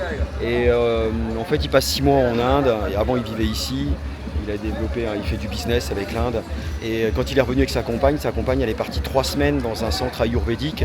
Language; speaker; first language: French; native; French